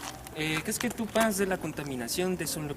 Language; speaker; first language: French; non-native, learner; Spanish